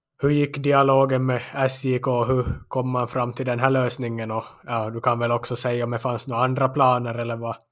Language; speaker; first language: Swedish; native; Swedish